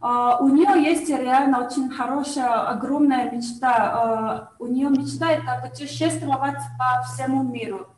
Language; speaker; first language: Russian; non-native, learner; Korean